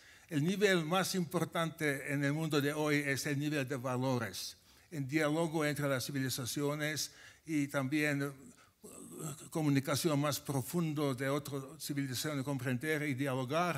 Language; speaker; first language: Spanish; non-native, fluent; Finnish